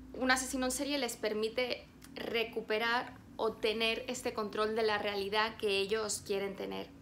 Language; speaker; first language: Spanish; native; Spanish